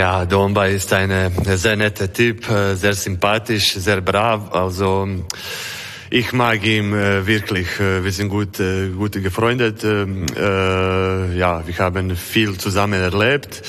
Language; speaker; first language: German; non-native, learner; Croatian